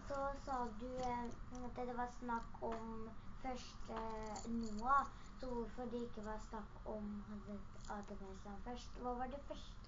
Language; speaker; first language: Norwegian; early bilingual, other home language; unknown